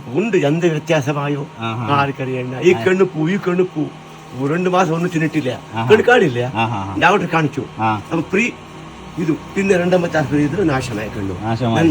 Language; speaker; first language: Malayalam; non-native, learner; Kannada